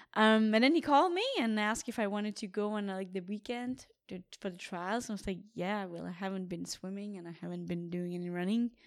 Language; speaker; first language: English; non-native, fluent; Danish